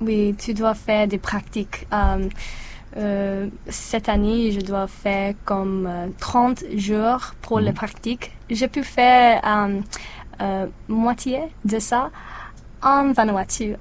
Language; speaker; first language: French; non-native, learner; English